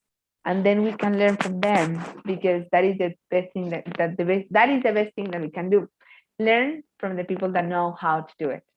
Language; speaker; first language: English; non-native, fluent; Spanish